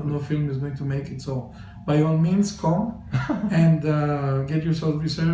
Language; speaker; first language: English; non-native, fluent; Spanish